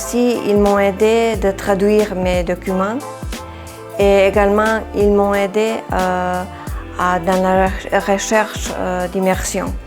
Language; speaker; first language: French; non-native, fluent; Serbian